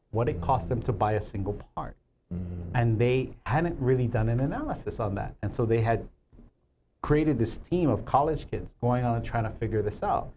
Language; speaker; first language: English; native; English